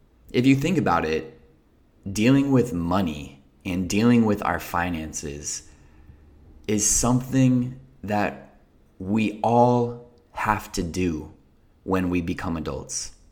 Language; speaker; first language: English; native; English